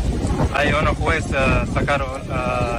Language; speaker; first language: Spanish; non-native, learner; Arabic